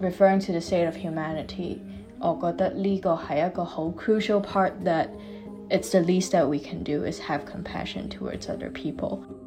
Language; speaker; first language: English; non-native, local second language; Cantonese